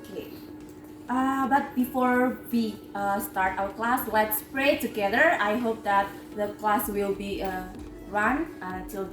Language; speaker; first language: English; non-native, fluent; Indonesian